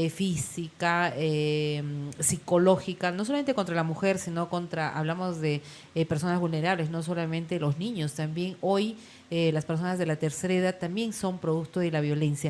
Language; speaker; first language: Spanish; native; Spanish